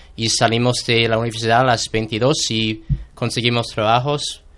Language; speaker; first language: Spanish; non-native, fluent; English